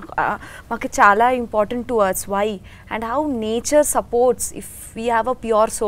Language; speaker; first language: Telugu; non-native, learner; Bangla